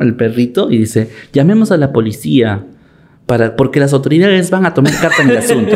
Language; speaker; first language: Spanish; native; Spanish